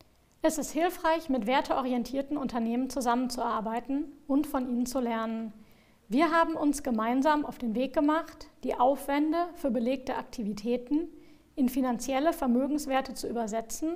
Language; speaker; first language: German; native; German